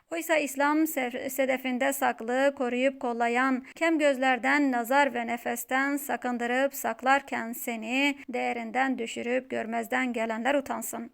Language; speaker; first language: Turkish; native; Turkish